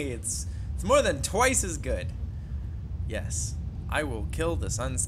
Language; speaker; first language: English; native; English